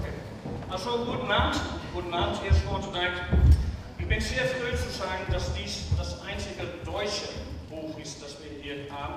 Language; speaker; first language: German; non-native, fluent; Dutch